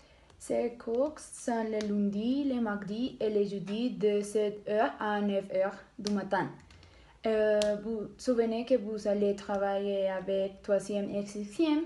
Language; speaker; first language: French; non-native, learner; Spanish